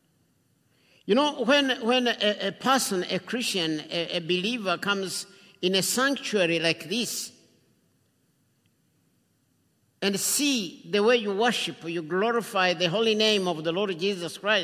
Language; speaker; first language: English; non-native, local second language; Kinyarwanda